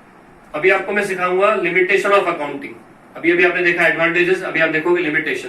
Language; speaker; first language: Hindi; native; Hindi